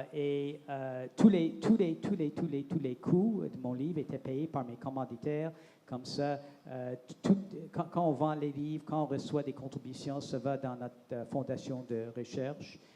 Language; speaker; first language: French; non-native, local second language; English